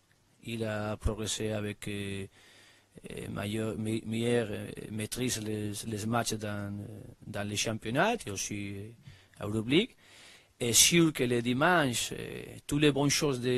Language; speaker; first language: French; non-native, learner; Spanish